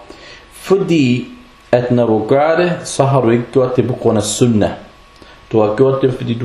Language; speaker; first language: Danish; non-native, fluent; Arabic